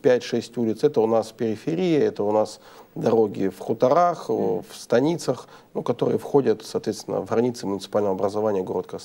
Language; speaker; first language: Russian; native; Russian